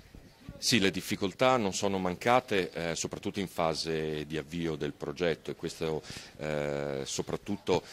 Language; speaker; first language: Italian; native; Italian